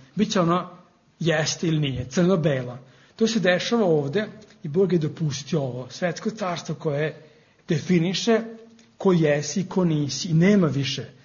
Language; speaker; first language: Serbian; non-native, fluent; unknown